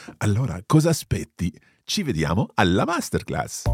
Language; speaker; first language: Italian; non-native, fluent; English